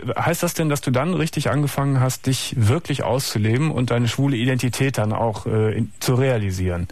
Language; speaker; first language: German; native; German